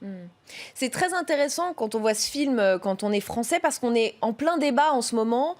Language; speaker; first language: French; native; French